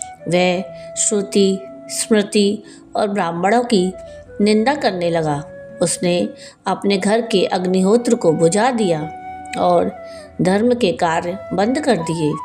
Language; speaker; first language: Hindi; native; Hindi